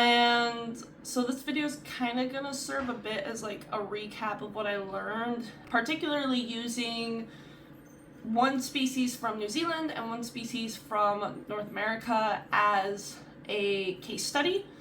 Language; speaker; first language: English; native; English